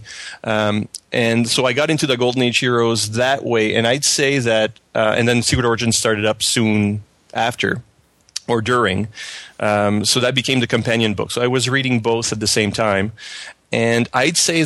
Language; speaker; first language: English; non-native, fluent; French